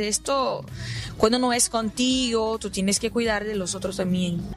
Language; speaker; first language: Spanish; non-native, fluent; Portuguese